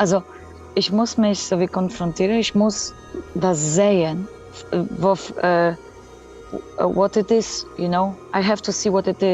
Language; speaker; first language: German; non-native, fluent; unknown